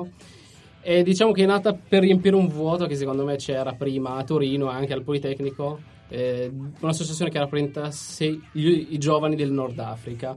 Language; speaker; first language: Italian; non-native, fluent; Arabic